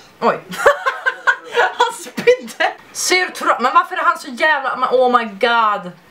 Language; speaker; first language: Swedish; native; Swedish